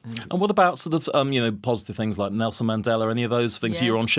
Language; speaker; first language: English; native; English